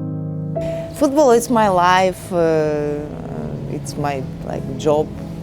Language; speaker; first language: English; non-native, learner; Ukrainian